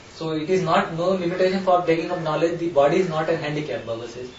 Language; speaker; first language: English; non-native, local second language; Hindi